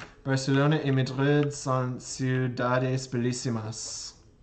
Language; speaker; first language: Spanish; non-native, learner; English